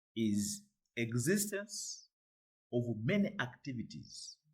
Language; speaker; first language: English; non-native, local second language; Swahili